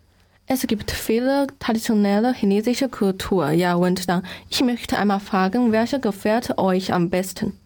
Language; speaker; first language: German; non-native, learner; Chinese